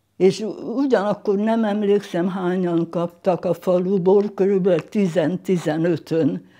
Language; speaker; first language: Hungarian; non-native, local second language; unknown